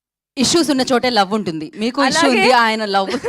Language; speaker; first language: Telugu; native; Telugu